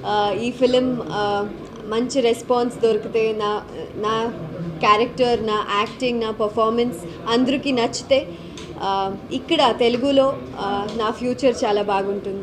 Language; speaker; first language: Telugu; non-native, local second language; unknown